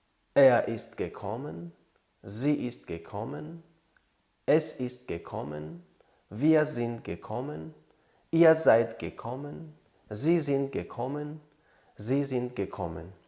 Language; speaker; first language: German; non-native, fluent; Tajik